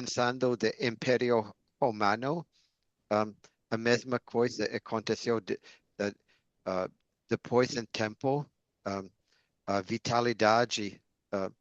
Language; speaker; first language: Portuguese; non-native, learner; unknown